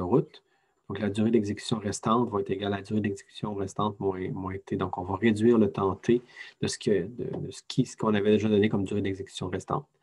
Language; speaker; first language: French; native; French